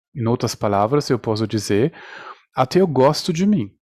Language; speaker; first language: Portuguese; non-native, fluent; German